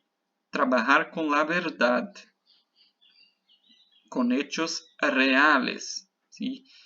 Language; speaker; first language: Spanish; non-native, fluent; Portuguese